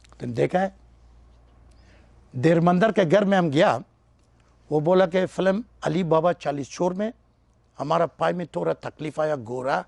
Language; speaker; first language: Hindi; non-native, learner; Persian